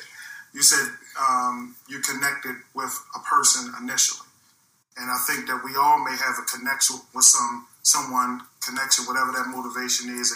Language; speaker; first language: English; native; English